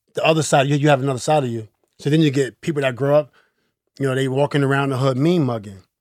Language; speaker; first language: English; early bilingual, other home language; Akan